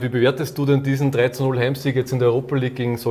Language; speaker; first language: German; native; German